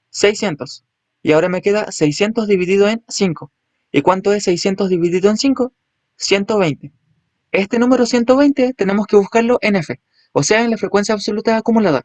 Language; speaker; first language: Spanish; native; Spanish